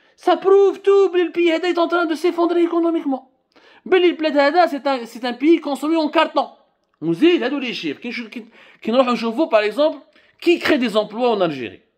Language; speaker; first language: French; non-native, local second language; Arabic